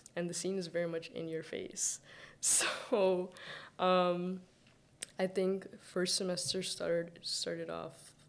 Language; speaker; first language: English; early bilingual, other home language; Arabic